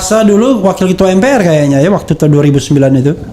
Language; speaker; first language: Indonesian; native; Indonesian